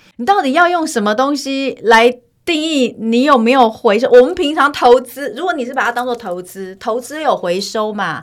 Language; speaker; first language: Chinese; native; Chinese